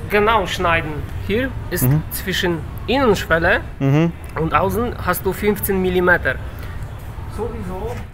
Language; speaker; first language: German; non-native, learner; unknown